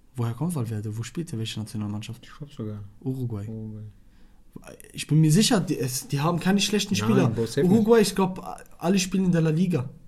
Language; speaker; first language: German; non-native, fluent; Arabic